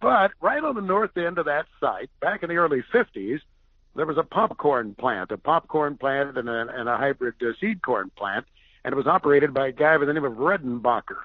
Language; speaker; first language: English; native; English